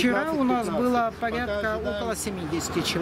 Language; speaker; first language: Russian; native; Russian